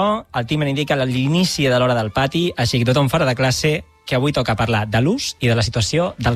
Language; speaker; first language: Catalan; native; Catalan